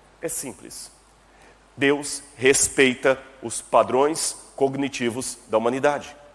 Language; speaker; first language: Portuguese; native; Portuguese